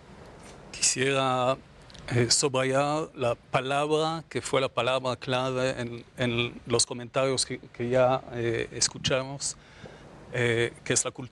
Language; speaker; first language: Spanish; non-native, fluent; Hebrew